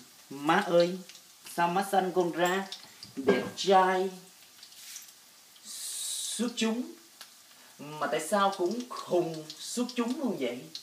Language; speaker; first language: Vietnamese; early bilingual, heritage; Vietnamese